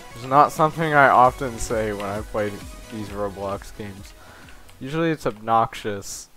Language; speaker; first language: English; native; English